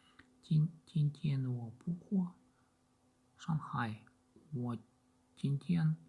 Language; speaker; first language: Chinese; non-native, learner; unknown